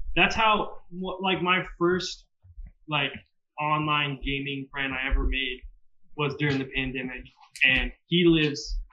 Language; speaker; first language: English; native; English